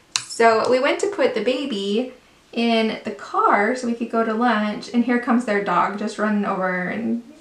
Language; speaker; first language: English; native; English